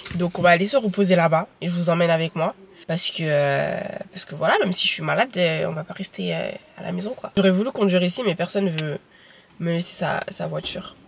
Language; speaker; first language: French; early bilingual, other home language; Bambara